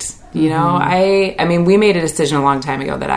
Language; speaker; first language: English; native; English